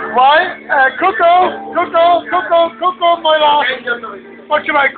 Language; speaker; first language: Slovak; non-native, learner; English